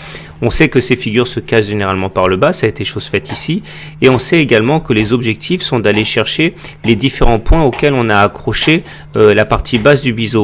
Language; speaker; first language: French; native; French